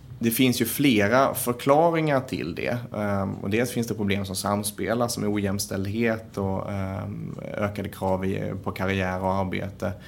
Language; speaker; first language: Swedish; native; Swedish